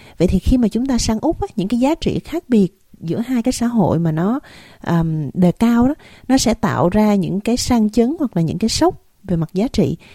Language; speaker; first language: Vietnamese; native; Vietnamese